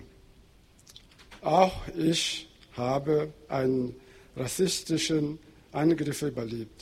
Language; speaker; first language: German; non-native, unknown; Portuguese